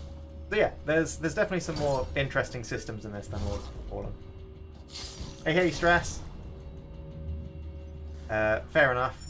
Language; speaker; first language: English; native; English